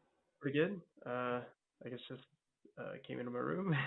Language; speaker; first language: English; native; English